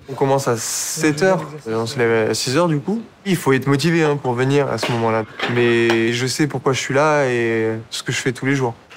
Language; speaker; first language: French; native; French